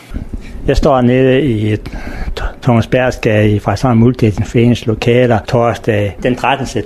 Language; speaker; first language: Danish; native; Danish